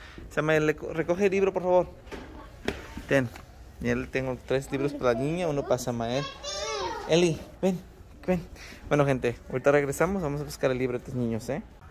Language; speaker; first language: Spanish; early bilingual, heritage; Spanish